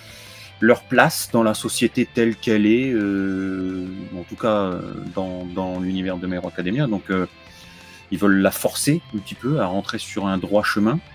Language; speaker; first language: French; native; French